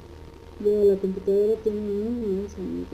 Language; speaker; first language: Spanish; native; Spanish